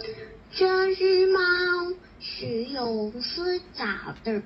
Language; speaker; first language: Chinese; non-native, learner; Thai